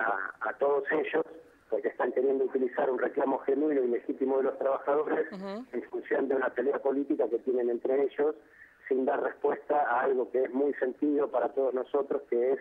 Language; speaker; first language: Spanish; native; Spanish